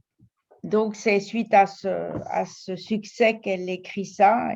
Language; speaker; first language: French; native; French